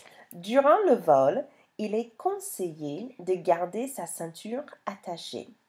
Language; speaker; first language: French; non-native, fluent; English